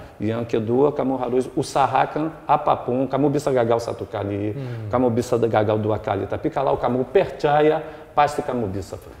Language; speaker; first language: Indonesian; non-native, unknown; Portuguese